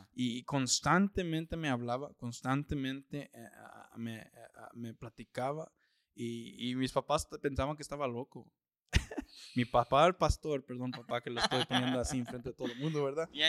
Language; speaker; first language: Spanish; early bilingual, heritage; Spanish